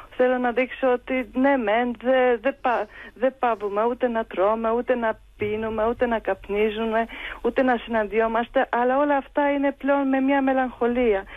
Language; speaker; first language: Greek; non-native, fluent; Polish